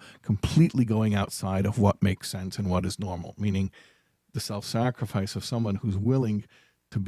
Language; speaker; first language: English; native; English